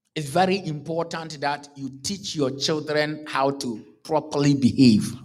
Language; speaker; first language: English; non-native, local second language; Akan